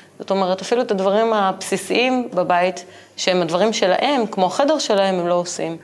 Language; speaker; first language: Hebrew; native; Hebrew